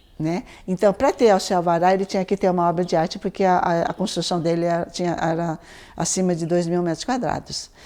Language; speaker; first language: Portuguese; early bilingual, other home language; Chinese